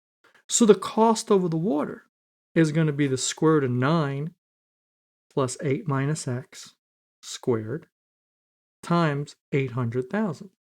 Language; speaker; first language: English; native; English